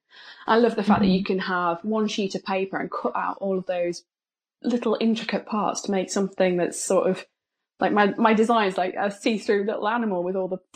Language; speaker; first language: English; native; English